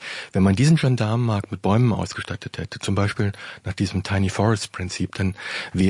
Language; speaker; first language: German; native; German